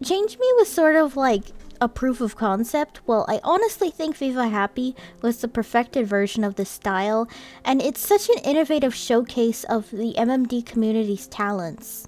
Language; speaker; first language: English; native; English